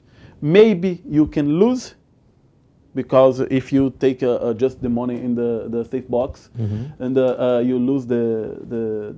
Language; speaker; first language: English; non-native, learner; Portuguese